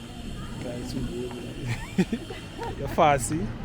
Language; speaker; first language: English; native; English